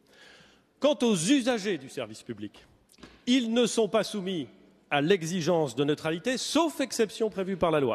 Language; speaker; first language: French; native; French